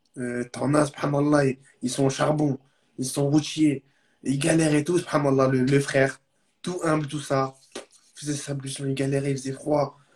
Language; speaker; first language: French; early bilingual, other home language; Arabic